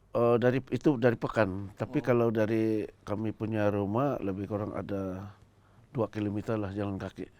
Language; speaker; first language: Malay; non-native, local second language; Central Dusun